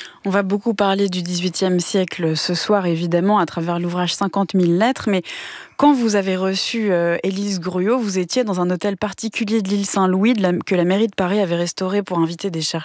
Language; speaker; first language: French; native; French